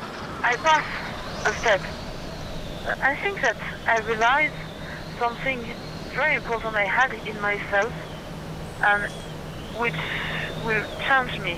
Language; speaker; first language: English; non-native, learner; French